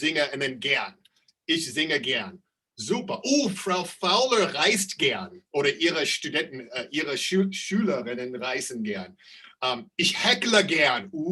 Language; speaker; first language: German; non-native, fluent; English